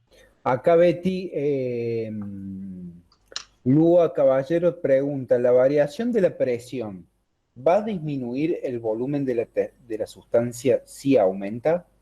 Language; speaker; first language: Spanish; native; Spanish